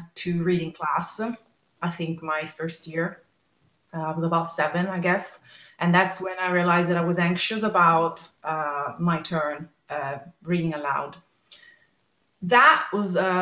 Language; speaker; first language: English; non-native, fluent; Italian